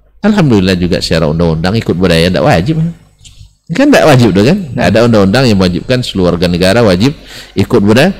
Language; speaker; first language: Indonesian; non-native, local second language; Minangkabau